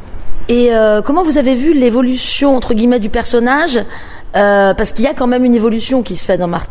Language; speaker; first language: French; native; French